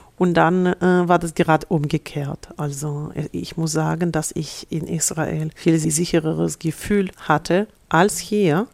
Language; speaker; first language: German; non-native, fluent; Russian